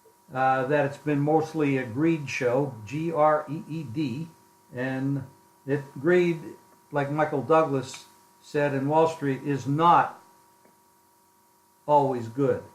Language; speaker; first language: English; native; English